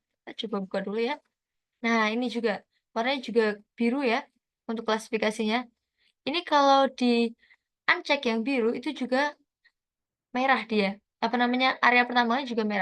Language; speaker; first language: Indonesian; native; Indonesian